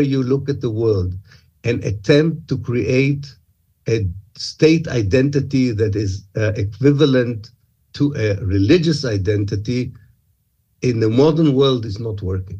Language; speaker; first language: English; non-native, fluent; Hebrew